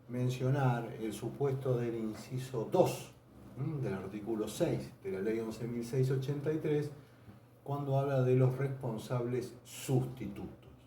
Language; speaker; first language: Spanish; native; Spanish